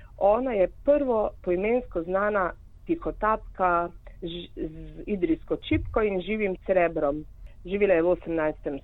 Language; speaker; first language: Slovenian; native; Slovenian